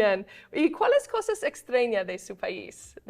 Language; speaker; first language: Spanish; non-native, fluent; English